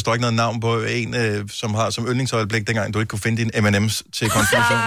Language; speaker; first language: Danish; native; Danish